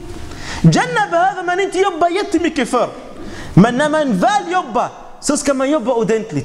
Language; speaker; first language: Swedish; non-native, fluent; Arabic